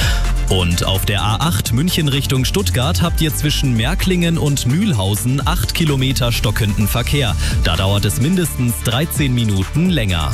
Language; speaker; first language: German; native; German